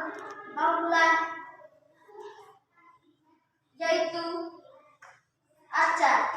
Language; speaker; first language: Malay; non-native, local second language; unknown